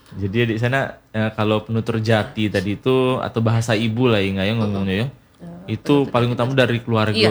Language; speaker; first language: Indonesian; native; Indonesian